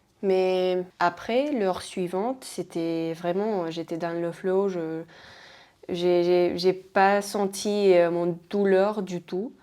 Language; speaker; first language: French; non-native, fluent; Spanish